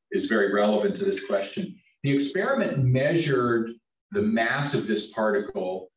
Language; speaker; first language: English; native; English